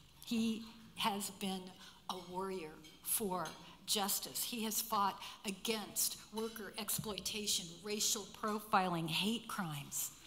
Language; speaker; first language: English; native; English